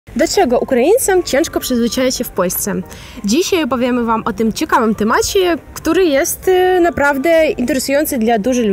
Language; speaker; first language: Polish; non-native, fluent; Ukrainian